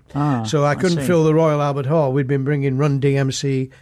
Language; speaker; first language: English; native; English